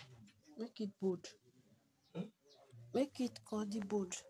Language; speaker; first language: English; non-native, local second language; Igbo